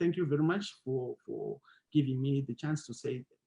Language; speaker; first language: English; non-native, local second language; Shona